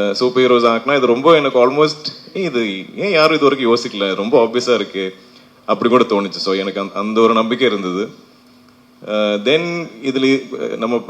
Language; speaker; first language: Tamil; non-native, fluent; Malayalam